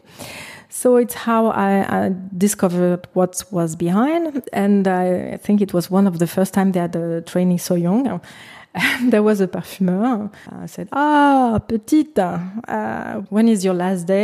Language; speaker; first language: English; non-native, fluent; French